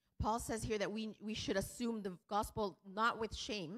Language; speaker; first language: English; early bilingual, other home language; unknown